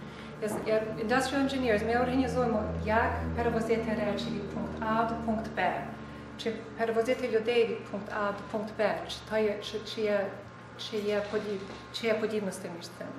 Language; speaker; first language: Ukrainian; early bilingual, heritage; Ukrainian